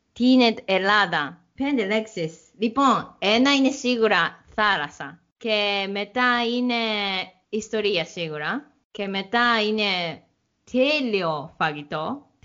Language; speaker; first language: Greek; non-native, learner; Japanese